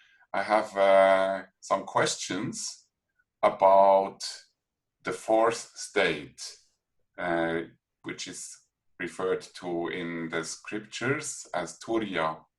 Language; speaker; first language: English; non-native, fluent; German